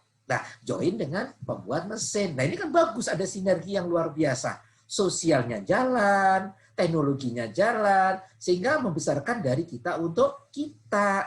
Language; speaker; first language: Indonesian; non-native, local second language; Javanese